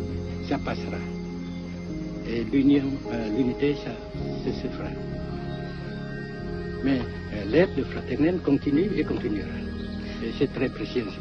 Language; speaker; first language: French; non-native, local second language; Vietnamese